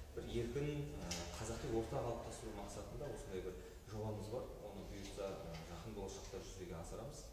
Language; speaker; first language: Kazakh; native; Kazakh